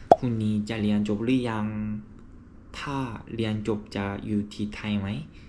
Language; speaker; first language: Thai; non-native, learner; Korean